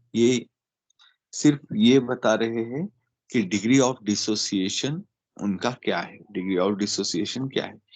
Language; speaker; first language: Hindi; non-native, local second language; Marathi